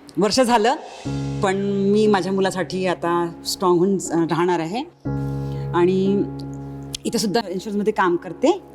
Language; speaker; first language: Marathi; non-native, local second language; Marwari